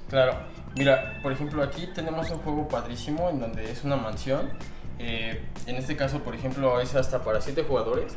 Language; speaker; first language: Spanish; native; Spanish